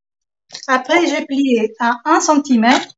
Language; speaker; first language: French; non-native, fluent; Italian